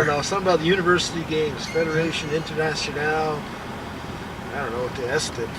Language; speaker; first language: English; native; English